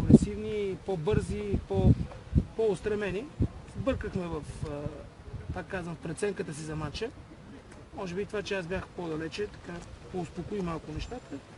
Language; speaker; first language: Bulgarian; native; Bulgarian